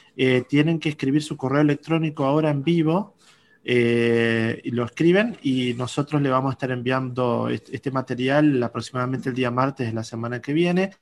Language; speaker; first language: Spanish; native; Spanish